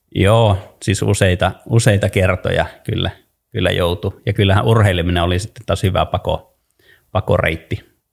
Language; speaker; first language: Finnish; native; Finnish